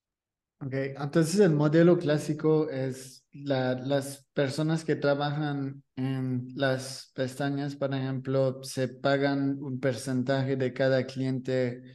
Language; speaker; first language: Spanish; non-native, learner; French